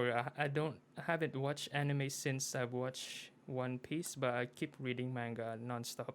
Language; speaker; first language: English; non-native, local second language; Filipino